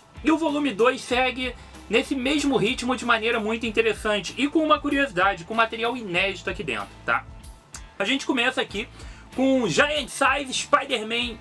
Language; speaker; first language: Portuguese; native; Portuguese